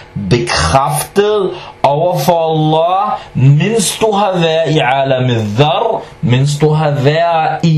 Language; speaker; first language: Danish; non-native, fluent; Arabic